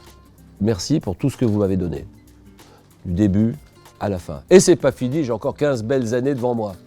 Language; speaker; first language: French; native; French